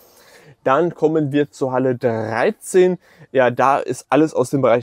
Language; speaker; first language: German; native; German